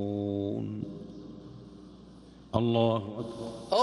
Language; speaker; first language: Arabic; native; Arabic